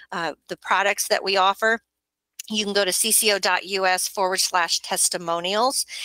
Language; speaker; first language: English; native; English